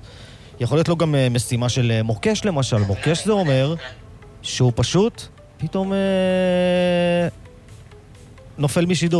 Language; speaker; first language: Hebrew; native; Hebrew